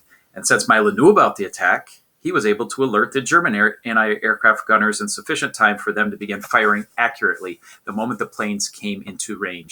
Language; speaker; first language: English; native; English